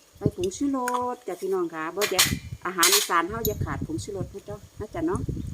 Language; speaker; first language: Thai; native; Thai